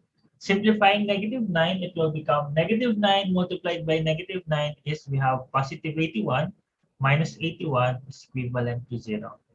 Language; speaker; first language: English; non-native, local second language; Filipino